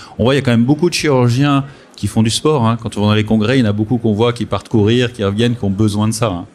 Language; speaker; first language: French; native; French